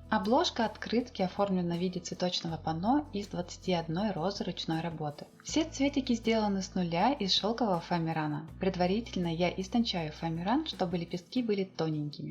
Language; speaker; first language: Russian; native; Russian